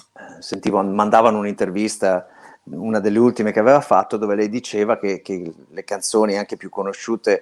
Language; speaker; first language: Italian; native; Italian